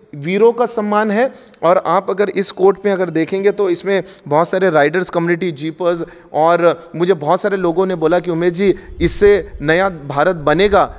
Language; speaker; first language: Hindi; non-native, local second language; Marathi